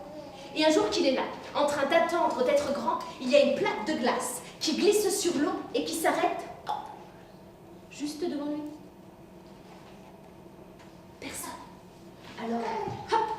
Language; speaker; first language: French; native; French